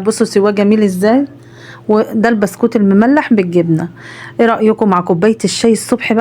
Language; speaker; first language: Arabic; native; Arabic